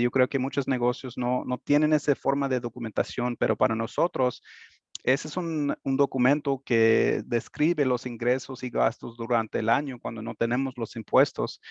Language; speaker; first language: Spanish; early bilingual, heritage; Spanish